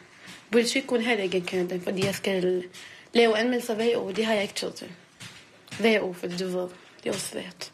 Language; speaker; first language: Danish; non-native, learner; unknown